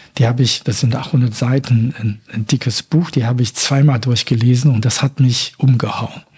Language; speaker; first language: German; non-native, fluent; Chinese